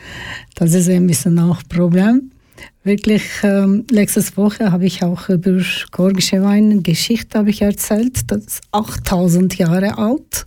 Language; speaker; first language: German; non-native, learner; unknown